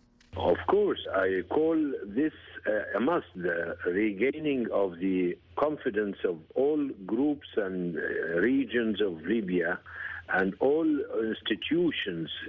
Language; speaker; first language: English; non-native, fluent; Arabic